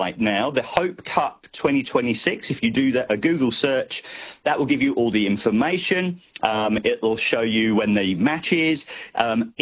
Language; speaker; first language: English; native; English